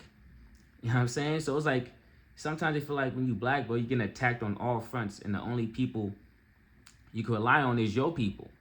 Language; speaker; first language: English; native; English